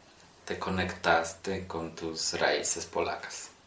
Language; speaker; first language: Spanish; non-native, fluent; Polish